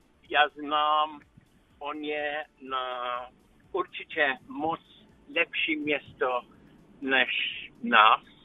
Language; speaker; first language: Czech; non-native, learner; English